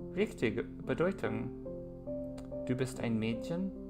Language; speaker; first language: German; non-native, learner; English